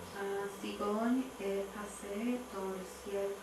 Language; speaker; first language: French; non-native, learner; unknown